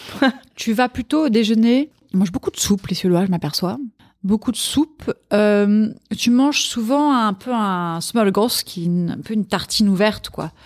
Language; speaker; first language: French; native; French